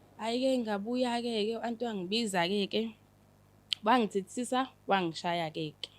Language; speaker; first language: Zulu; native; Zulu